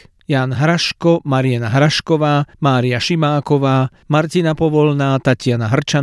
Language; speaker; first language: Slovak; native; Slovak